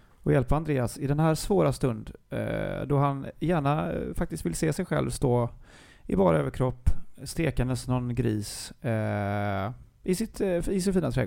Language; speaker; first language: Swedish; native; Swedish